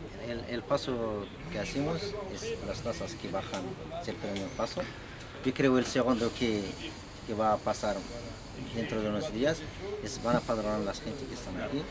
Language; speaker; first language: Spanish; non-native, learner; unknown